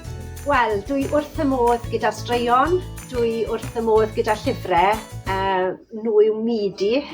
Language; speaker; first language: Welsh; native; Welsh